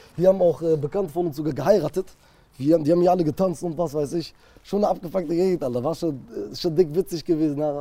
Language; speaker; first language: German; early bilingual, other home language; Kurdish